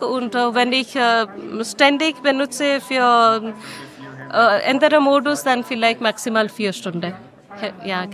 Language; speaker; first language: German; non-native, learner; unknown